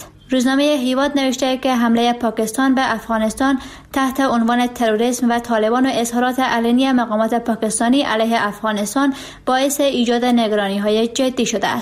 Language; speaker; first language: Persian; native; Persian